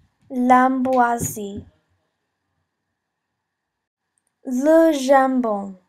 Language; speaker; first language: French; non-native, learner; English